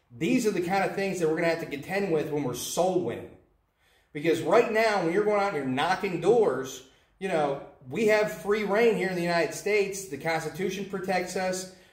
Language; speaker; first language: English; native; English